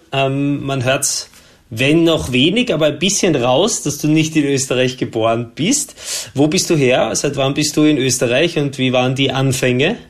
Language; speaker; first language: German; native; German